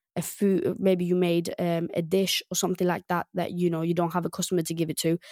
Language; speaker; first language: English; non-native, fluent; Greek